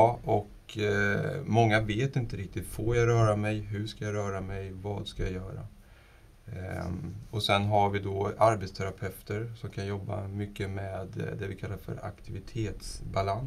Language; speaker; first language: Swedish; non-native, fluent; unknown